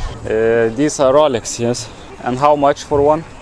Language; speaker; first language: English; non-native, learner; Lithuanian